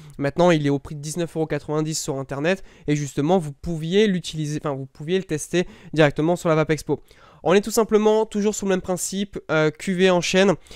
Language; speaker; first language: French; native; French